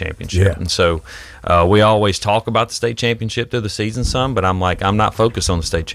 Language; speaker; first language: English; native; English